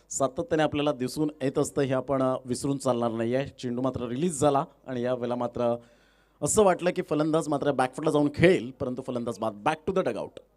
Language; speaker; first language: Marathi; native; Marathi